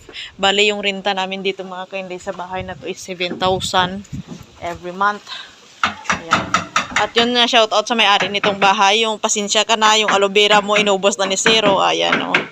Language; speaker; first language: Filipino; non-native, local second language; Cebuano